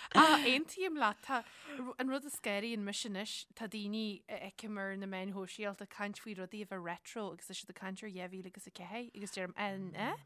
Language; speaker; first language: Irish; native; Irish